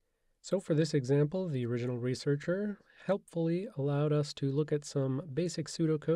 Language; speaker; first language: English; native; English